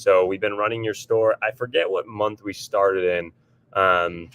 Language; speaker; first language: English; native; English